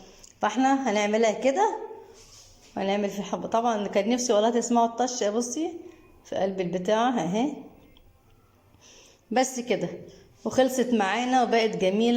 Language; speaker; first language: Arabic; native; Arabic